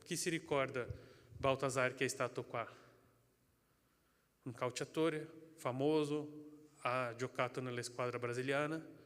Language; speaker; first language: Italian; non-native, fluent; Portuguese